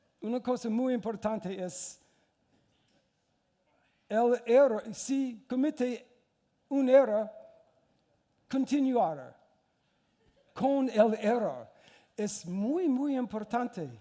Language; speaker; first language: Spanish; non-native, learner; English